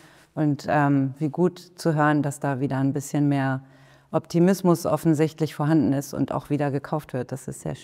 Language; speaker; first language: German; native; German